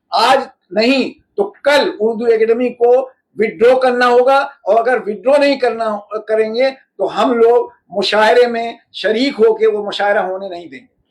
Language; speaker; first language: Urdu; native; Urdu